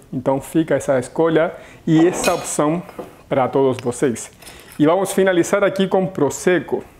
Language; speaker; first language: Portuguese; non-native, fluent; Spanish